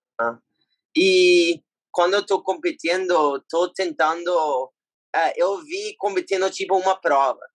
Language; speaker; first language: Portuguese; non-native, learner; English